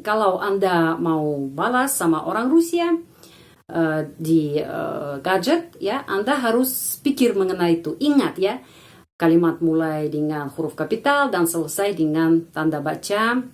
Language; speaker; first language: Indonesian; non-native, fluent; Russian